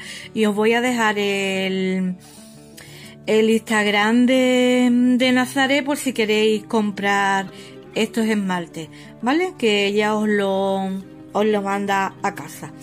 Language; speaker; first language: Spanish; native; Spanish